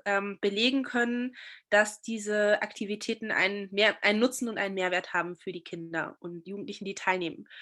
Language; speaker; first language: German; native; German